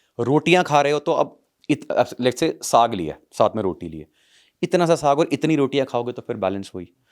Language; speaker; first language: Hindi; non-native, local second language; Punjabi